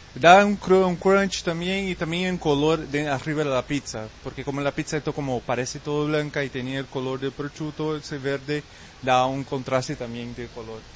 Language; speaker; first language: Spanish; non-native, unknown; Portuguese